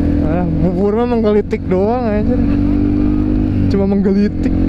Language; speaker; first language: Indonesian; native; Indonesian